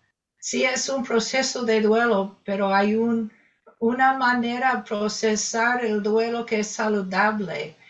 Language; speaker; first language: Spanish; non-native, fluent; English